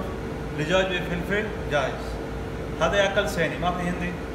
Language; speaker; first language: Arabic; non-native, learner; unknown